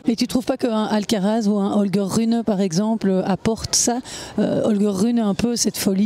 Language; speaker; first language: French; native; French